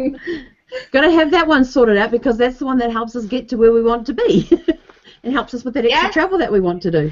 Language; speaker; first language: English; native; English